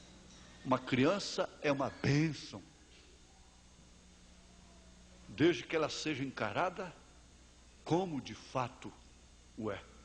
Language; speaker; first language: Portuguese; native; Portuguese